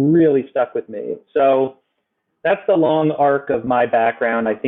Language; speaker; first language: English; native; English